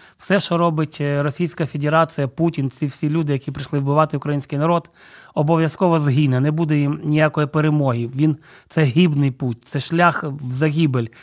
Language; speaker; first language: Ukrainian; non-native, local second language; Russian